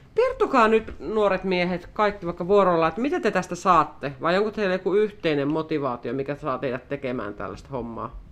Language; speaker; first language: Finnish; native; Finnish